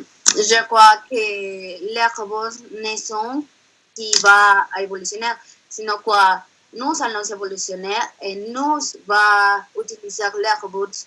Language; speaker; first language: French; non-native, learner; Spanish